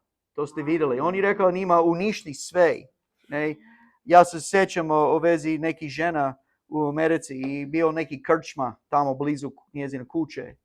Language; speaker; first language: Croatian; non-native, learner; English